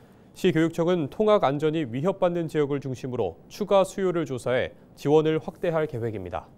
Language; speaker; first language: Korean; native; Korean